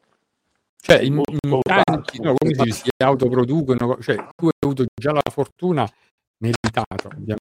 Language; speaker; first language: Italian; native; Italian